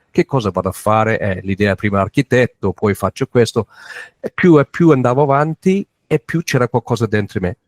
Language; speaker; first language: Italian; non-native, fluent; English